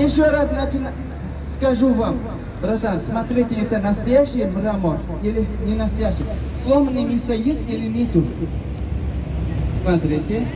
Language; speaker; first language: Russian; non-native, learner; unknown